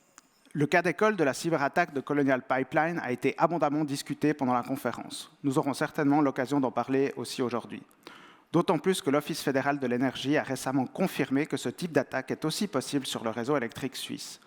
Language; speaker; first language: French; native; French